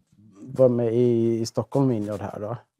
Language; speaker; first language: Swedish; native; Swedish